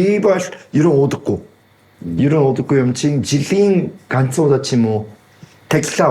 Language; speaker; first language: Mongolian; non-native, fluent; Korean